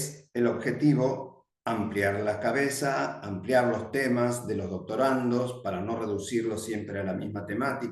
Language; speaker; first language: Spanish; native; Spanish